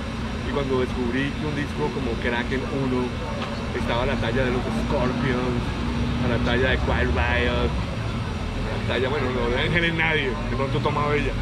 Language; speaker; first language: Spanish; native; Spanish